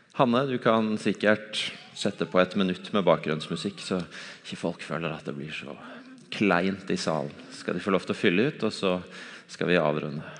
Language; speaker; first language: Norwegian; native; Norwegian